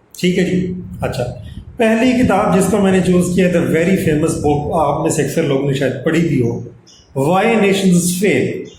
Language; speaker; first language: Urdu; non-native, local second language; Punjabi